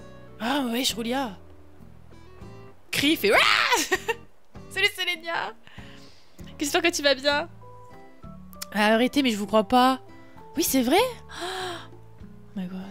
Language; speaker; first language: French; native; French